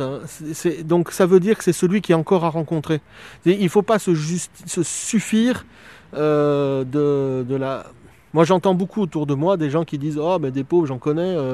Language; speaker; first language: French; native; French